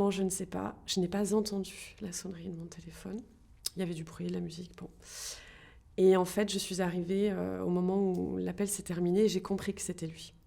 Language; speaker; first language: French; native; French